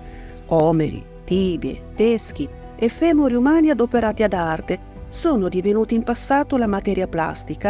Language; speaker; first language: Italian; native; Italian